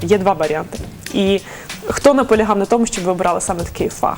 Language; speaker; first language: Ukrainian; native; Ukrainian